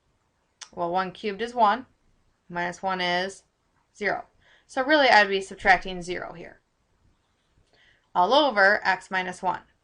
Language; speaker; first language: English; native; English